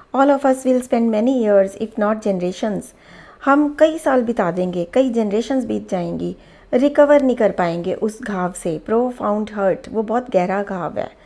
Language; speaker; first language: Hindi; native; Hindi